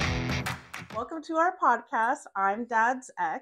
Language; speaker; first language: English; native; English